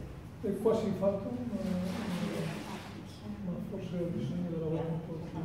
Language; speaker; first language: Italian; non-native, fluent; Spanish